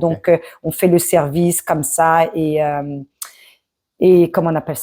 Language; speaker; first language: French; early bilingual, other home language; Arabic